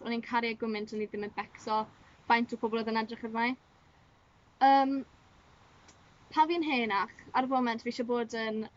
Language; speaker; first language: Welsh; non-native, local second language; English